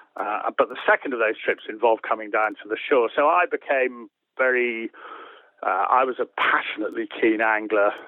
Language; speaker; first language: English; native; English